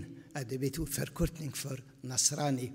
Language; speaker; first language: Swedish; non-native, fluent; Aramaic